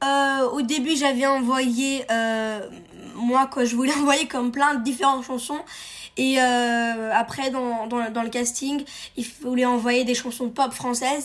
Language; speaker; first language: French; early bilingual, heritage; French